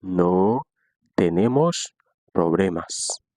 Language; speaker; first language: Spanish; non-native, fluent; Haitian Creole